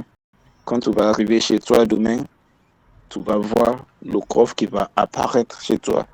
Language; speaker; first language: French; non-native, learner; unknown